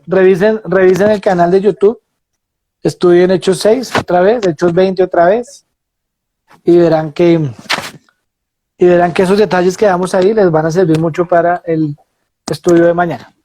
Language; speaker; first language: Spanish; native; Spanish